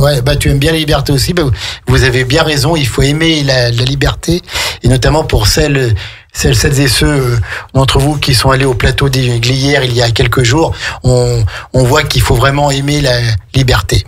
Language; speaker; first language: French; native; French